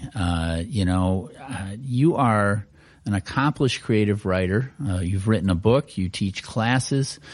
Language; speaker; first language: English; native; English